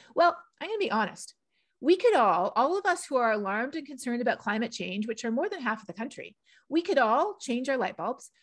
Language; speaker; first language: English; native; English